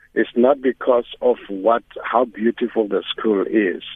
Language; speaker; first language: English; non-native, local second language; Northern Sotho